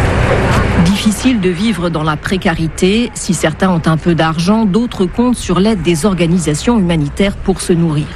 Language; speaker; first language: French; native; French